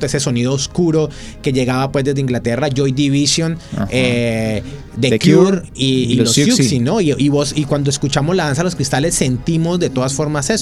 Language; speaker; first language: Spanish; native; Spanish